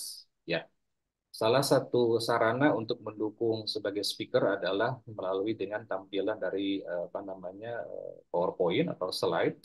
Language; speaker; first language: Indonesian; native; Indonesian